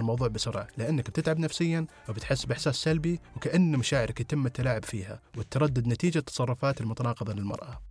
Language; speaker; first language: Arabic; native; Arabic